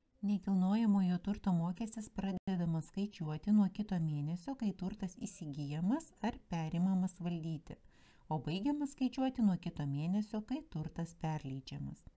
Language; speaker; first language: Lithuanian; native; Lithuanian